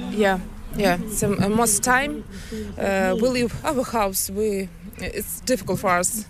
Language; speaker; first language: English; non-native, learner; Ukrainian